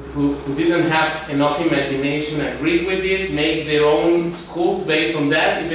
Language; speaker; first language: English; non-native, fluent; Spanish